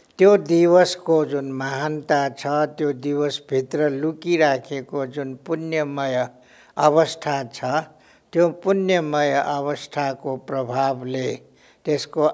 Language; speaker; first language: Nepali; non-native, local second language; Newari